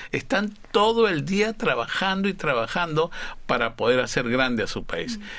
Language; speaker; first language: Spanish; native; Spanish